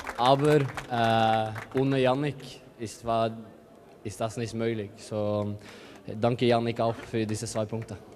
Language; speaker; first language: German; non-native, learner; Norwegian